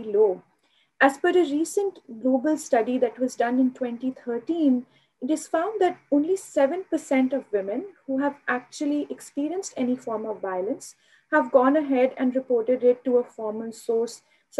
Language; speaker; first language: English; non-native, local second language; Hindi